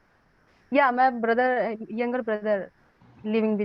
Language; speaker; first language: English; non-native, learner; Hindi